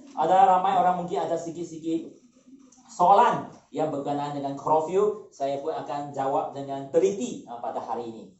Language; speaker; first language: Malay; non-native, local second language; Chinese